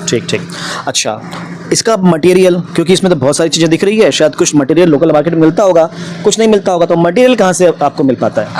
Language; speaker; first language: Hindi; native; Hindi